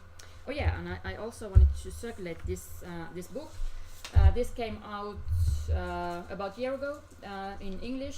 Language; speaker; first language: English; non-native, fluent; Finnish